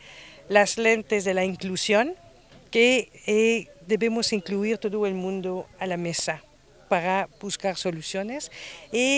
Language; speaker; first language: Spanish; non-native, fluent; French